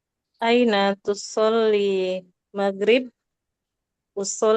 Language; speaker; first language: Arabic; non-native, learner; Indonesian